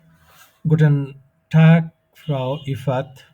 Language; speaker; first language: German; non-native, fluent; Bangla